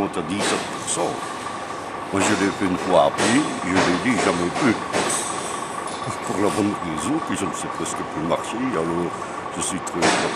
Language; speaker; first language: French; native; French